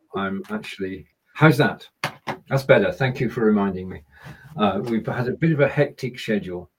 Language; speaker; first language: English; native; English